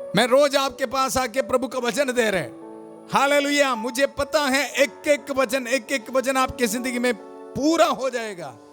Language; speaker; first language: Hindi; non-native, local second language; Malayalam